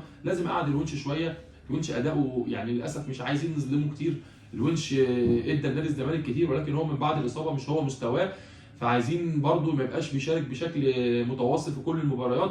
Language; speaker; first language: Arabic; native; Arabic